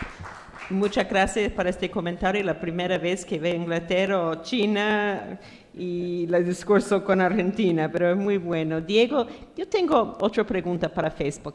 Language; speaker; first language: Spanish; non-native, fluent; English